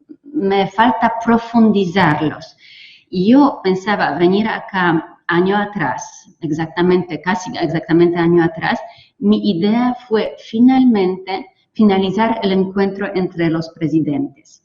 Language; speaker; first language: Spanish; non-native, fluent; Polish